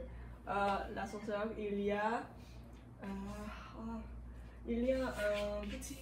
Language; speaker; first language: French; non-native, learner; English